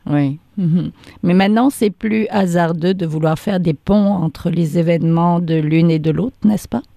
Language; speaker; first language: French; native; French